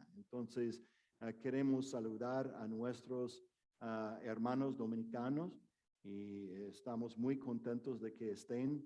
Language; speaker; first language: Spanish; non-native, fluent; English